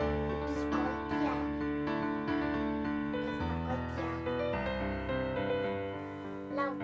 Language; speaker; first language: Basque; non-native, local second language; Spanish